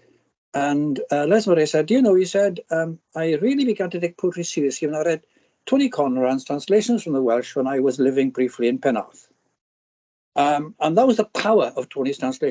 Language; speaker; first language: English; non-native, local second language; Welsh